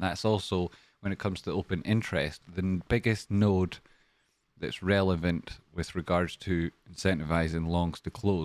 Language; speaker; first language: English; native; English